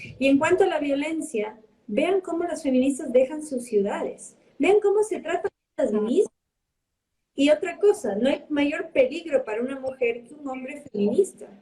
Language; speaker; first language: Spanish; early bilingual, heritage; Spanish